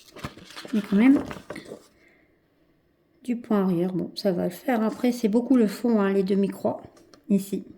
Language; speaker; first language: French; native; French